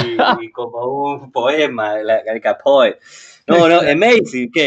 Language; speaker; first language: Spanish; non-native, fluent; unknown